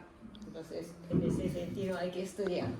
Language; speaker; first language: Spanish; non-native, fluent; Japanese